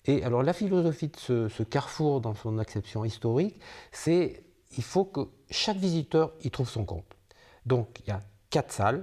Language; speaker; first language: French; native; French